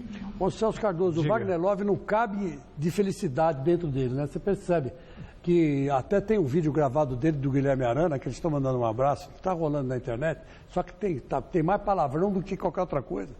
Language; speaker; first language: Portuguese; native; Portuguese